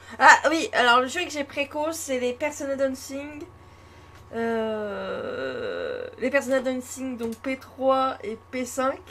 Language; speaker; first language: French; native; French